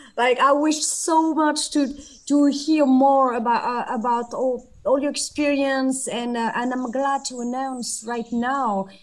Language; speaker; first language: English; non-native, fluent; French